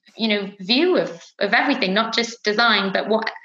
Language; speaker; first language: English; native; English